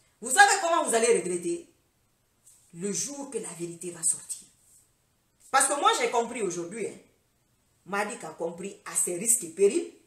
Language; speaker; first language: French; non-native, local second language; Fula